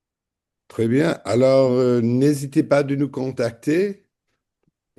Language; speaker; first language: French; non-native, fluent; English